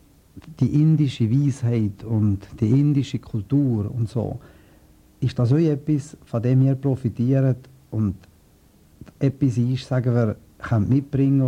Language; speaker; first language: German; native; German